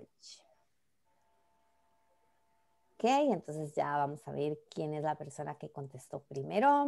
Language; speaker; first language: Spanish; native; Spanish